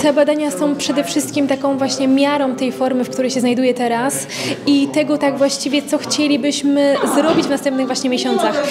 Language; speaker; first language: Polish; native; Polish